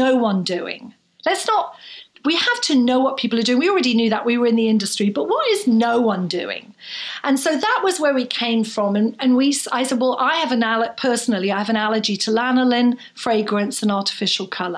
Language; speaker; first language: English; native; English